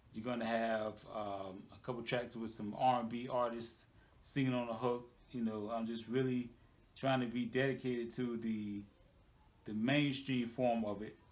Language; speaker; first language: English; native; English